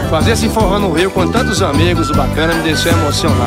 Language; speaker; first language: Portuguese; native; Portuguese